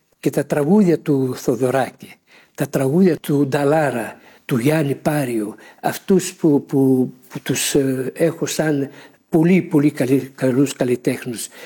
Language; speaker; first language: Greek; early bilingual, heritage; Greek